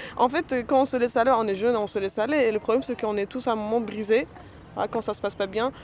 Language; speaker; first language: French; non-native, fluent; Persian